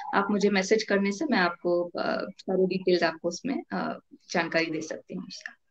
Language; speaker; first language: Hindi; non-native, local second language; Tamil